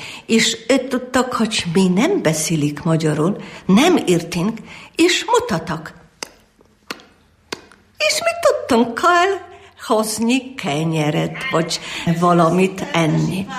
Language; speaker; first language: Hungarian; non-native, learner; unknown